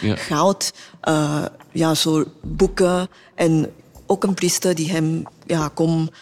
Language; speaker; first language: Dutch; non-native, fluent; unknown